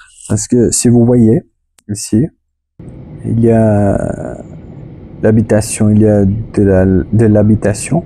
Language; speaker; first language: French; non-native, learner; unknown